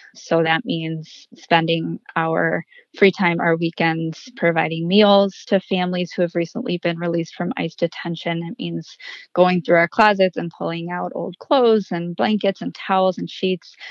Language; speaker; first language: English; native; English